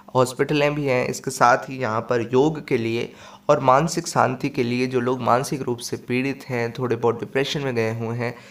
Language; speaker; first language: Hindi; native; Hindi